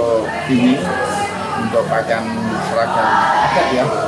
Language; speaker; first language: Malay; non-native, local second language; Javanese